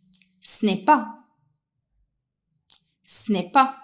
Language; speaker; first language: French; non-native, local second language; Arabic